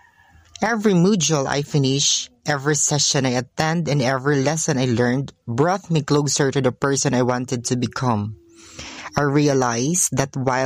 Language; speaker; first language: English; non-native, local second language; Hiligaynon